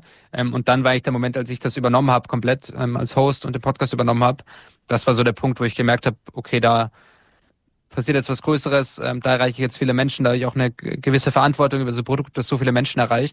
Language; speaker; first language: German; native; German